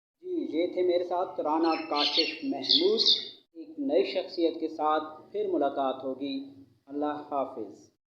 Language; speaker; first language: Urdu; non-native, local second language; Punjabi